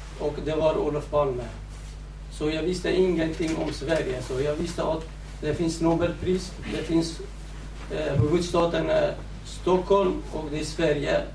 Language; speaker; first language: Swedish; non-native, fluent; Central Kurdish